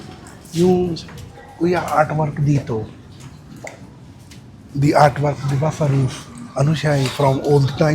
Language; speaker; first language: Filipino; non-native, learner; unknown